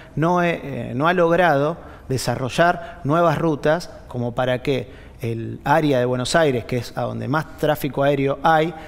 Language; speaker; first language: Spanish; native; Spanish